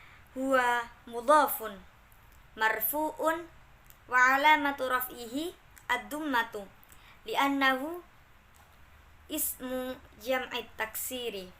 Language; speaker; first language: Arabic; non-native, learner; Indonesian